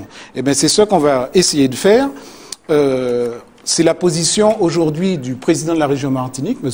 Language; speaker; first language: French; native; French